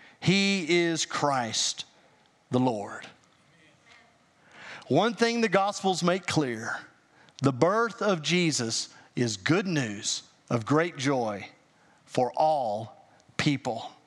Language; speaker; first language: English; native; English